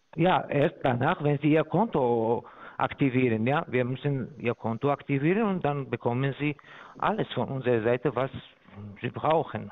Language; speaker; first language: German; non-native, fluent; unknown